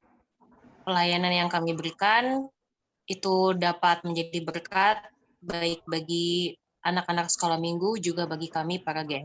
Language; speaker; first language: Indonesian; native; Indonesian